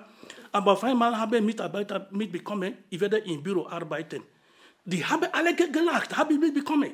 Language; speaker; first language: German; non-native, fluent; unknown